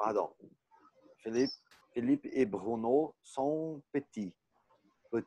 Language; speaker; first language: French; non-native, learner; Portuguese